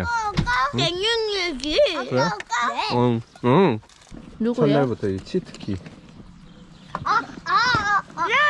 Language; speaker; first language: Korean; native; Korean